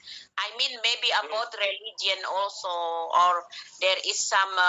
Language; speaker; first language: English; non-native, learner; Indonesian